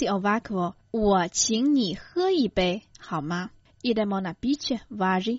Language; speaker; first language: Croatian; non-native, fluent; Chinese